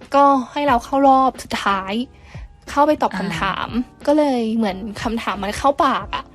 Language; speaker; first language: Thai; native; Thai